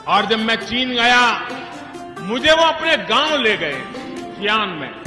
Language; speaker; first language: Hindi; non-native, local second language; Gujarati